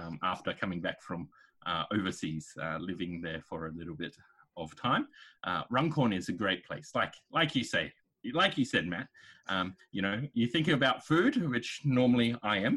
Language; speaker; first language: English; native; English